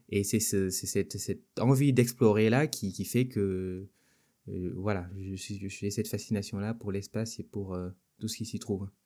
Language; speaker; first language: French; non-native, local second language; Wolof